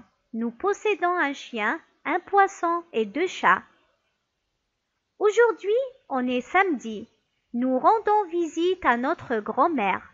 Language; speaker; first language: French; non-native, local second language; Arabic